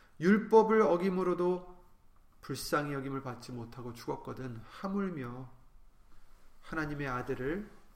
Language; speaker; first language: Korean; native; Korean